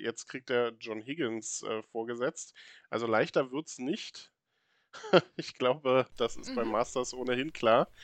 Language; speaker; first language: German; native; German